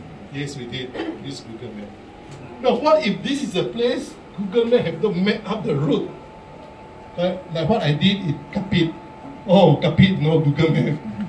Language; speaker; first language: English; non-native, local second language; Min Nan Chinese